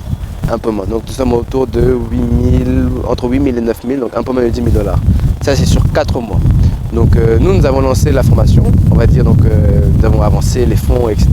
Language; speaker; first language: French; non-native, local second language; Lingala